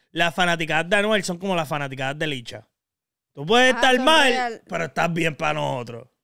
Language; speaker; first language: Spanish; native; Spanish